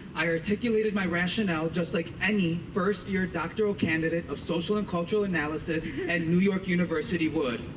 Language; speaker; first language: English; native; English